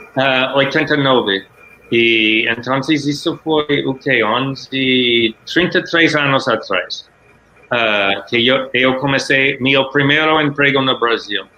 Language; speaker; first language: Spanish; non-native, learner; English